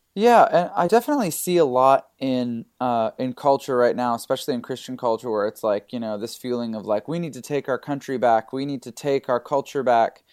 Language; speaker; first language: English; native; English